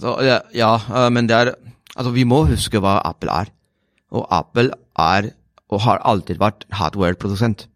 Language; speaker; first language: Norwegian; non-native, fluent; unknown